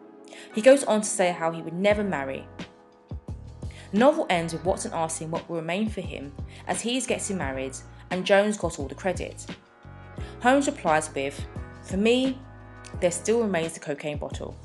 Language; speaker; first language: English; native; English